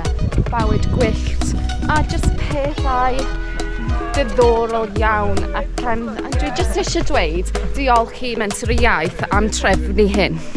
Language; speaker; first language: Welsh; non-native, learner; English